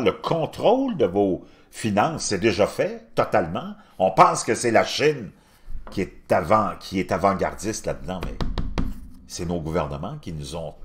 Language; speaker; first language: French; native; French